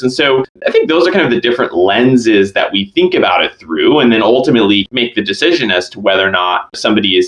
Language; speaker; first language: English; native; English